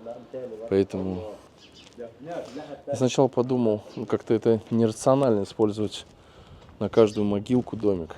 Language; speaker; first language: Russian; native; Russian